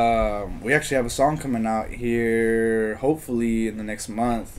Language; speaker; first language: English; native; English